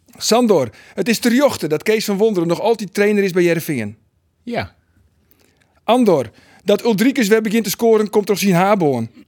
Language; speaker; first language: Dutch; non-native, local second language; Western Frisian